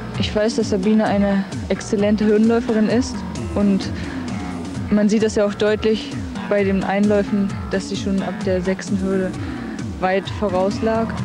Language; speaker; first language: German; native; German